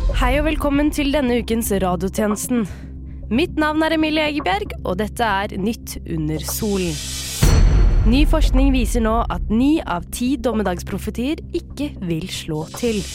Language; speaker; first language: Norwegian; native; Norwegian